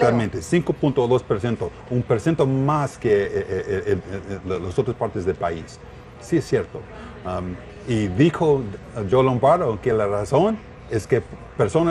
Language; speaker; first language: Spanish; non-native, learner; English